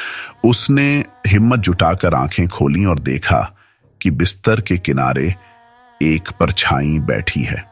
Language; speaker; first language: Hindi; native; Hindi